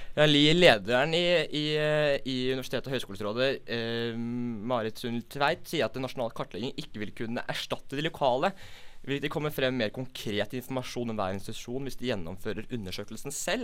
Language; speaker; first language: Norwegian; native; Norwegian